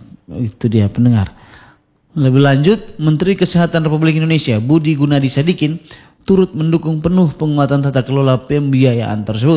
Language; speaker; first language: Indonesian; non-native, local second language; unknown